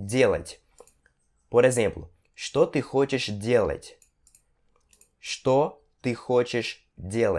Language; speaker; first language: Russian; non-native, fluent; Portuguese